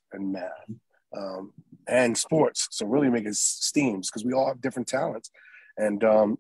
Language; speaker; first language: English; native; English